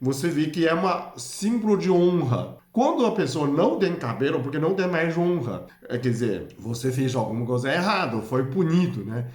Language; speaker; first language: Portuguese; non-native, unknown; Chinese